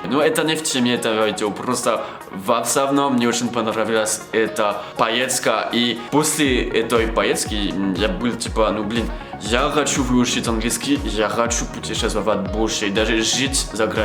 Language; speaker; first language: Russian; non-native, learner; French